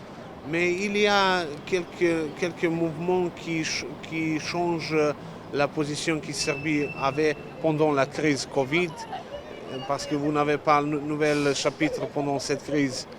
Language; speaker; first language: French; non-native, learner; Serbian